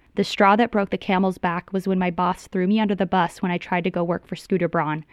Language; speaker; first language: English; native; English